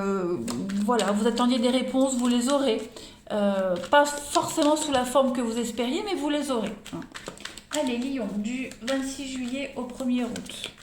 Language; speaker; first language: French; native; French